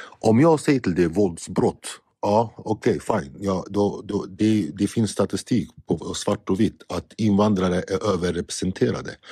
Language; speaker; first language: Swedish; early bilingual, other home language; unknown